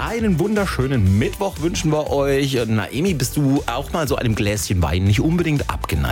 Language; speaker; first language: German; native; German